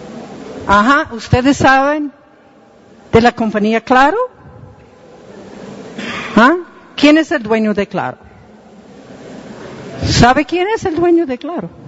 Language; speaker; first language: Spanish; non-native, fluent; English